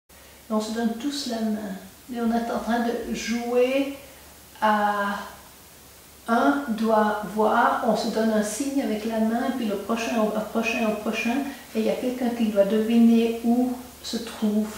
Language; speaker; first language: French; non-native, local second language; German